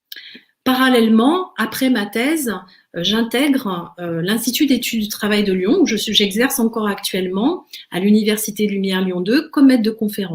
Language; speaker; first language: French; native; French